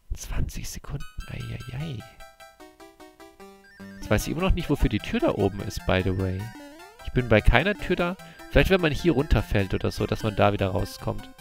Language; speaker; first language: German; native; German